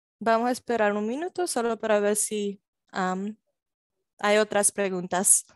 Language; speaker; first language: Spanish; early bilingual, heritage; Spanish